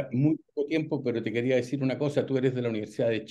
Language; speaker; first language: Spanish; native; Spanish